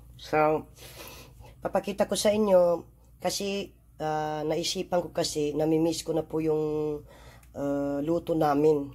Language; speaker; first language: Filipino; non-native, local second language; Maguindanaon